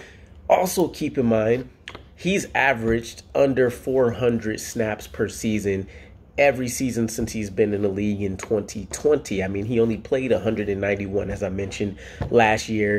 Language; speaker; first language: English; native; English